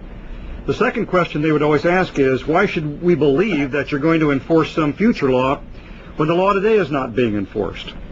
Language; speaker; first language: English; native; English